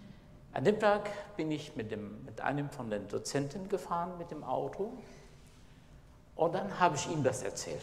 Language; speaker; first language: German; non-native, fluent; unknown